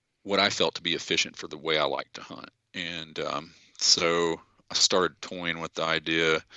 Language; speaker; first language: English; native; English